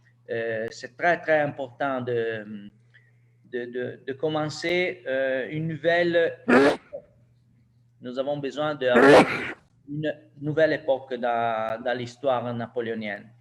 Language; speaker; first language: French; non-native, learner; Italian